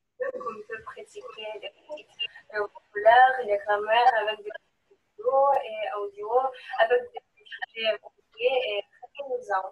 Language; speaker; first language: French; non-native, learner; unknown